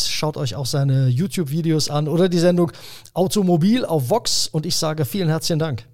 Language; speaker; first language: German; native; German